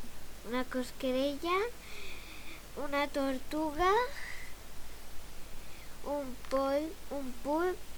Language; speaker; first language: Catalan; non-native, local second language; Spanish